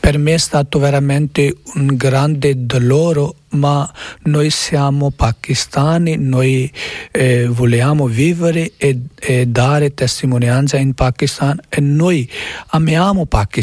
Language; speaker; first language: Italian; non-native, learner; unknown